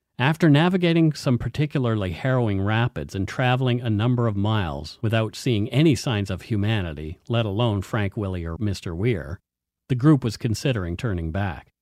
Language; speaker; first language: English; native; English